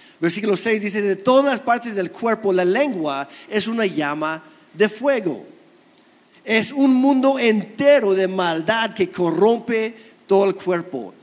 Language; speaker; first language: Spanish; non-native, fluent; English